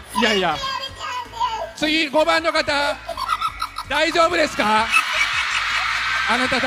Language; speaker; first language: Japanese; native; Japanese